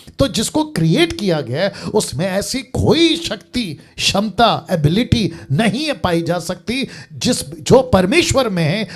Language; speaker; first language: Hindi; native; Hindi